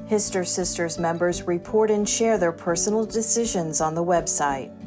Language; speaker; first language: English; native; English